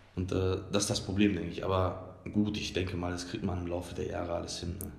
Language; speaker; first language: German; early bilingual, other home language; Bosnian